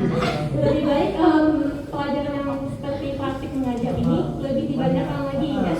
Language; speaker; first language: Indonesian; native; Indonesian